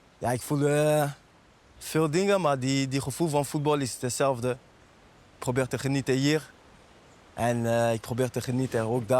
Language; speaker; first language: Dutch; non-native, learner; French